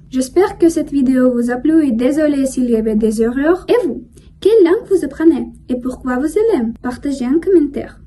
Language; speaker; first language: French; non-native, learner; Russian